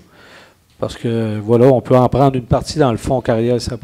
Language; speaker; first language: French; native; French